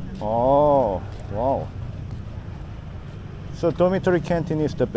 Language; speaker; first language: English; non-native, learner; Korean